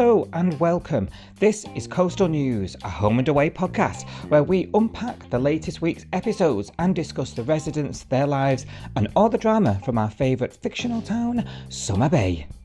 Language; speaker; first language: English; native; English